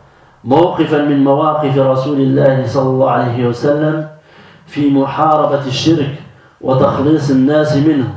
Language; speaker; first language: Arabic; non-native, fluent; French